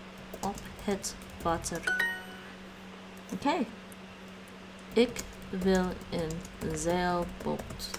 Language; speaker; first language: Dutch; non-native, learner; English